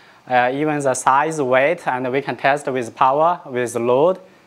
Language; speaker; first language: English; non-native, fluent; Chinese